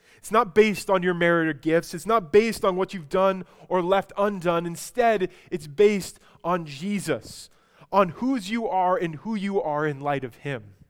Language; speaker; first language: English; native; English